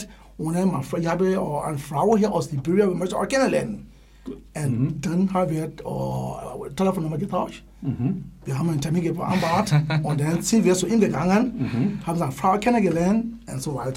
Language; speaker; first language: German; non-native, learner; English